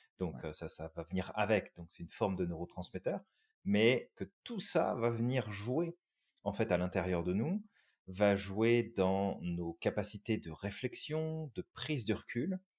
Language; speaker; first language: French; native; French